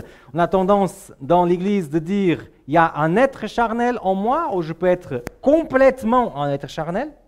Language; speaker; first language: French; native; French